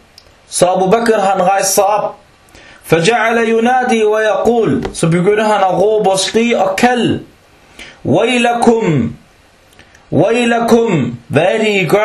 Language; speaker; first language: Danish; early bilingual, other home language; Arabic